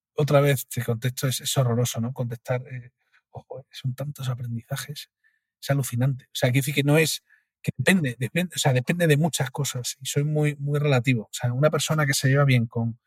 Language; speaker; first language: Spanish; native; Spanish